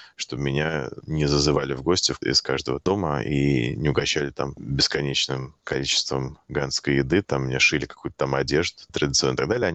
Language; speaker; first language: Russian; native; Russian